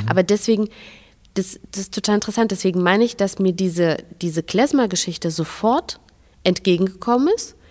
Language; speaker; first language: German; non-native, fluent; Belarusian